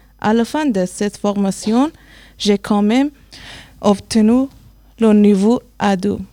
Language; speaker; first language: French; non-native, learner; Persian